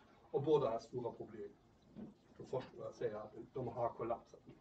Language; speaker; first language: Swedish; non-native, fluent; German